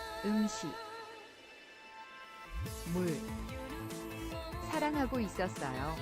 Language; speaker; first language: Korean; non-native, learner; English